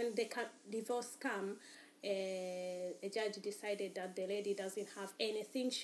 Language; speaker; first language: English; non-native, local second language; Swahili